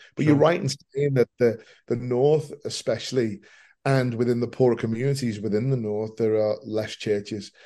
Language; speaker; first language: English; native; English